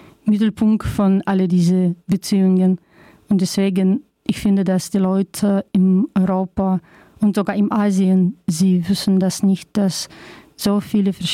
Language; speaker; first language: German; non-native, learner; Russian